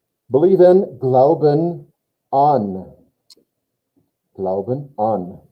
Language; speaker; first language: German; non-native, fluent; English